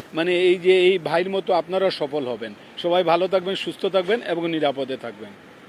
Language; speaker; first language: Bangla; native; Bangla